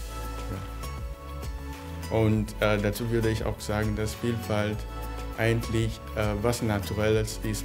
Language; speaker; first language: German; non-native, fluent; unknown